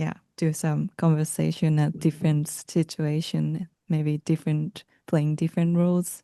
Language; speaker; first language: English; non-native, learner; Japanese